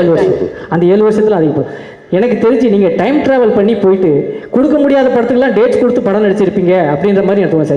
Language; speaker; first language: Tamil; native; Tamil